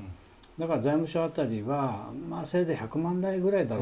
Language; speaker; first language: Japanese; native; Japanese